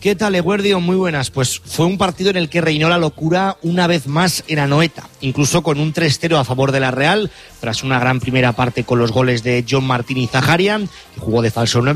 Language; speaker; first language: Spanish; native; Spanish